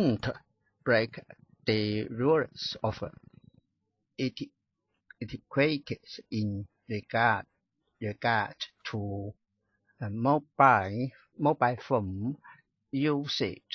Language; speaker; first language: English; non-native, learner; Chinese